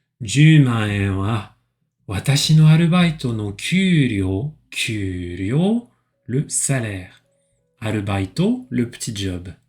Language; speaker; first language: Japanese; non-native, fluent; French